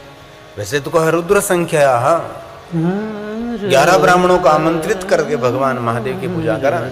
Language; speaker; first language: Hindi; non-native, local second language; Gujarati